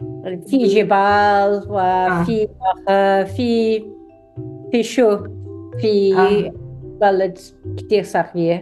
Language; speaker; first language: Arabic; non-native, learner; English